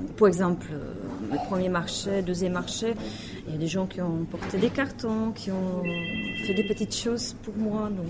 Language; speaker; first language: French; non-native, fluent; Czech